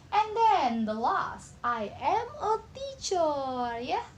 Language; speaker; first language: English; non-native, learner; Indonesian